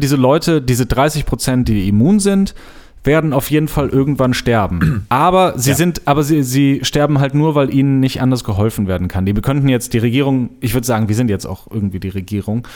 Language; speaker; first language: German; native; German